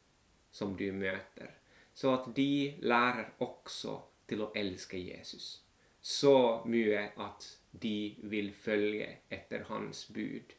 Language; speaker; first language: Norwegian; non-native, fluent; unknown